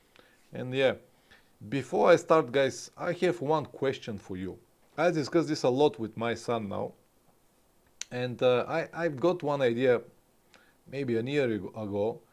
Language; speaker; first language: English; non-native, fluent; Bulgarian